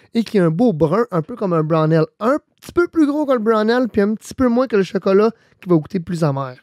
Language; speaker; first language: French; native; French